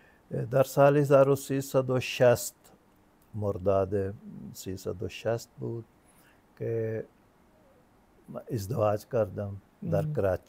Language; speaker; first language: Persian; non-native, fluent; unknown